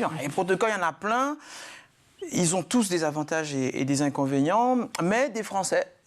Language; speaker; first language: French; native; French